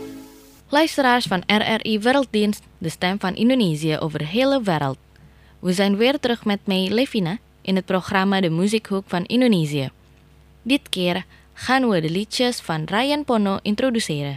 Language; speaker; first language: Dutch; non-native, learner; Indonesian